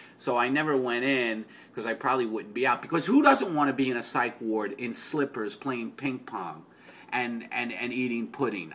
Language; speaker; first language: English; native; English